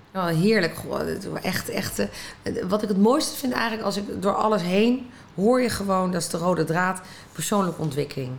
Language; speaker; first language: Dutch; native; Dutch